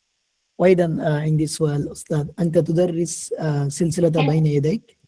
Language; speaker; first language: Arabic; non-native, learner; Bangla